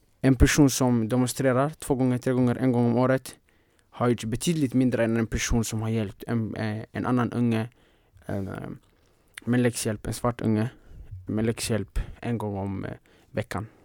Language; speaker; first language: Swedish; non-native, fluent; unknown